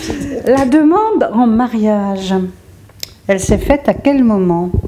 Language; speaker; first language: French; native; French